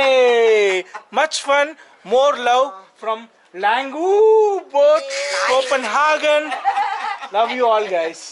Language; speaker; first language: English; non-native, local second language; Telugu